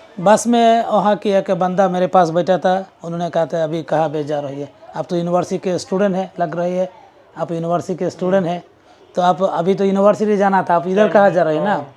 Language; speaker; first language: Urdu; non-native, fluent; Bangla